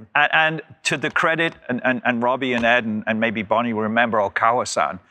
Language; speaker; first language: English; native; English